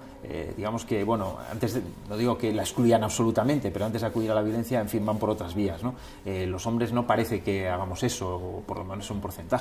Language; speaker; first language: Spanish; native; Spanish